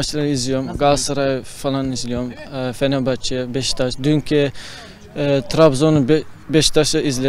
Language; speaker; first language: Turkish; early bilingual, heritage; Turkish